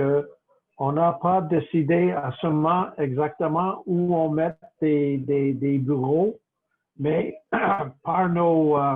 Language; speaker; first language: French; non-native, local second language; English